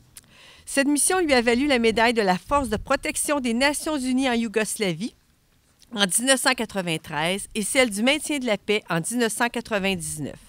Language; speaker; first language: French; native; French